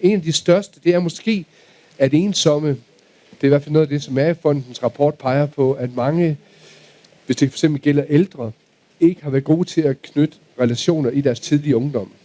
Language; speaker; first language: Danish; native; Danish